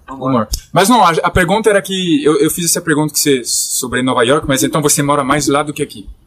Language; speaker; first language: Portuguese; non-native, fluent; French